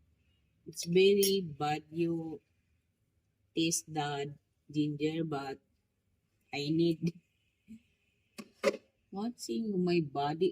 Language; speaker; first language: English; non-native, learner; Filipino